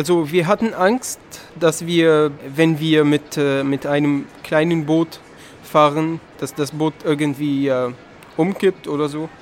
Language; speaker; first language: German; non-native, learner; Arabic